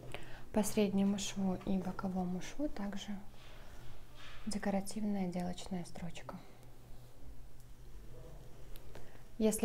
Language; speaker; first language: Russian; native; Russian